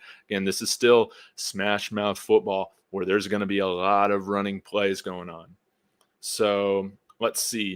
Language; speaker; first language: English; native; English